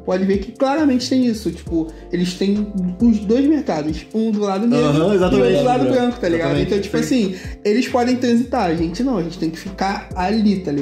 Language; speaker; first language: Portuguese; native; Portuguese